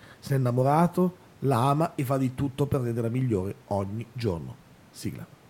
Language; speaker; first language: Italian; native; Italian